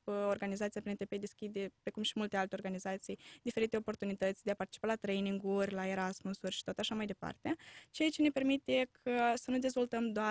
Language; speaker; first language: Romanian; native; Romanian